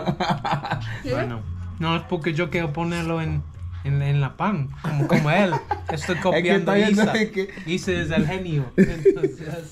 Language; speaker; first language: Spanish; non-native, learner; English